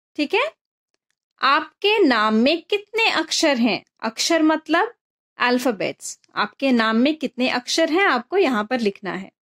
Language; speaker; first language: Hindi; non-native, local second language; Bangla